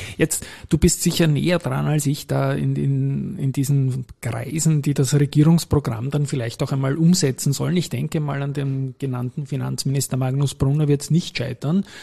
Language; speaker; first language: German; native; German